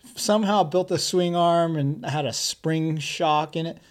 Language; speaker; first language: English; native; English